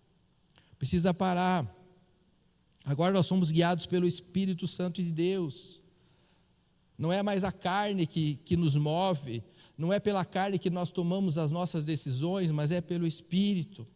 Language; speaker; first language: Portuguese; native; Portuguese